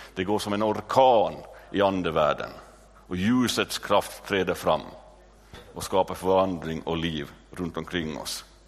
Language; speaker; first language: Swedish; native; Swedish